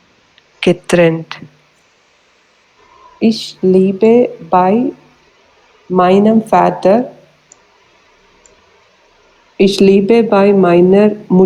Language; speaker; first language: German; non-native, learner; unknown